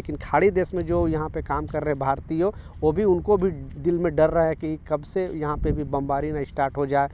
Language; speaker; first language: Hindi; native; Hindi